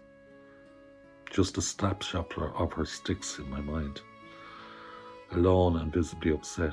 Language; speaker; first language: English; native; English